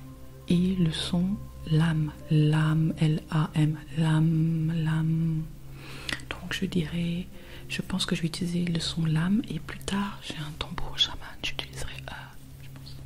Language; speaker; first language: French; native; French